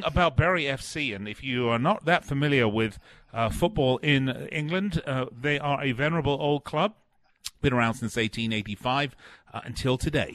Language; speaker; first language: English; native; English